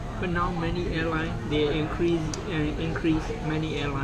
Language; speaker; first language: English; non-native, learner; Burmese